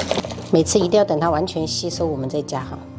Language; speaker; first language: Chinese; native; Chinese